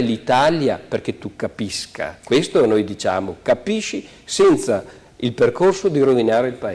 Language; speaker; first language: Italian; native; Italian